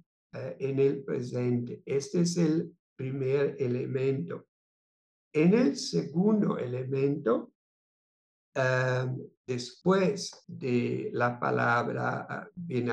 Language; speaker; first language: Spanish; non-native, fluent; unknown